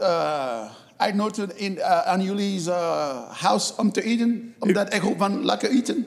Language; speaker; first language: Dutch; non-native, learner; English